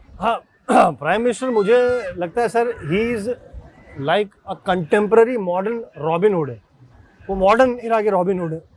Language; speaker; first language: Hindi; native; Hindi